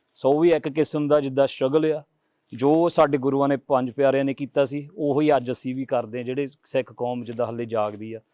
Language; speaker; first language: Punjabi; early bilingual, heritage; Punjabi